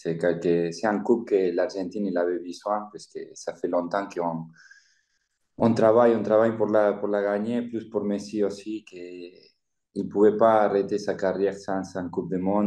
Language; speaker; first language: French; non-native, fluent; Spanish